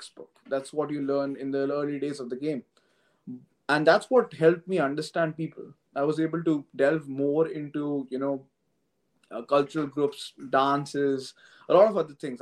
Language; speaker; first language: English; non-native, local second language; Hindi